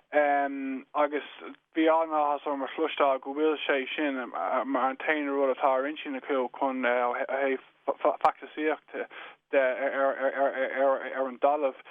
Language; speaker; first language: Irish; non-native, local second language; English